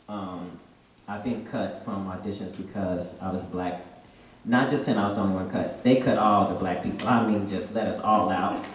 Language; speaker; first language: English; native; English